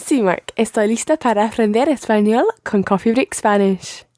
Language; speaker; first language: Spanish; non-native, learner; English